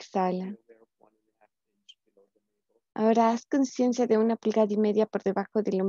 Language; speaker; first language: Spanish; native; Spanish